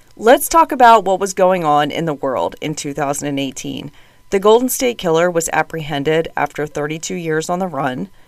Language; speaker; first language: English; native; English